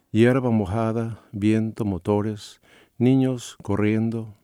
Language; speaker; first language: Spanish; native; Spanish